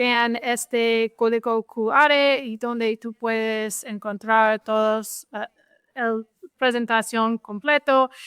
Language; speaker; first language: Spanish; non-native, fluent; English